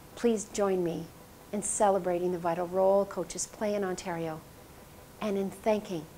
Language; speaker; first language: English; native; English